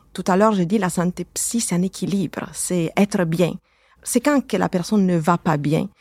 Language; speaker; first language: French; native; French